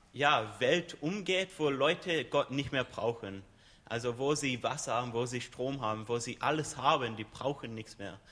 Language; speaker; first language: German; non-native, fluent; English